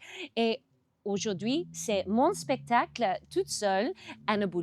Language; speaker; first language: French; non-native, learner; English